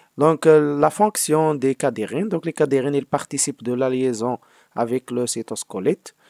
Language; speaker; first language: French; non-native, local second language; Arabic